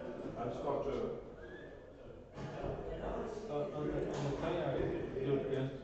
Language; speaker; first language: English; non-native, learner; Norwegian